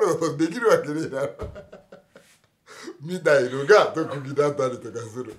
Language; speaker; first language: Japanese; non-native, fluent; Yoruba